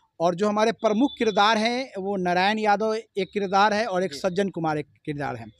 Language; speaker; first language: Hindi; native; Hindi